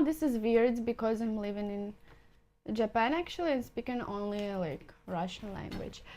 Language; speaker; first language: English; non-native, fluent; Russian